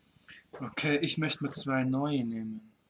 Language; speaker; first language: German; native; German